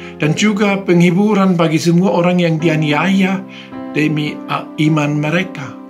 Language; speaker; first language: Indonesian; non-native, fluent; Swiss German